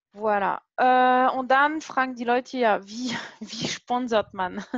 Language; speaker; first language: German; non-native, fluent; French